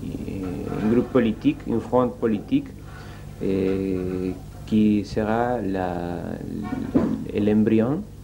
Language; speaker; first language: French; non-native, learner; Spanish